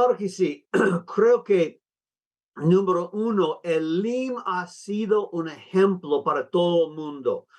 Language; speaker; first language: Spanish; non-native, fluent; English